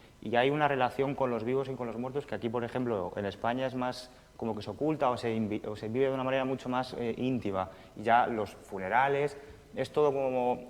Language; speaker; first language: Spanish; early bilingual, other home language; Romanian